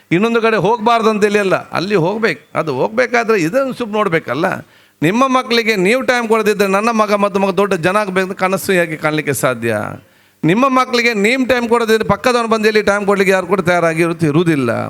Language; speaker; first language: Kannada; non-native, local second language; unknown